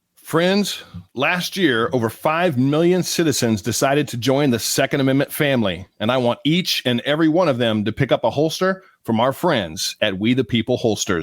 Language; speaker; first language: English; native; English